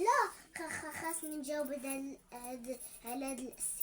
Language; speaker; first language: Arabic; native; Arabic